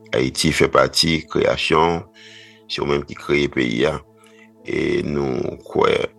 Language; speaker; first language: French; native; French